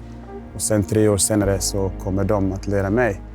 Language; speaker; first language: Swedish; non-native, fluent; Bosnian